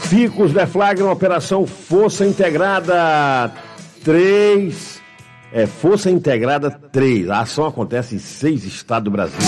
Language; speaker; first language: Portuguese; native; Portuguese